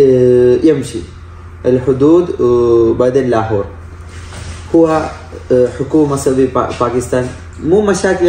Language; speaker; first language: Arabic; non-native, learner; Malayalam